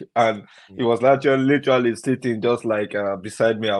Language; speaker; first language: English; non-native, local second language; Yoruba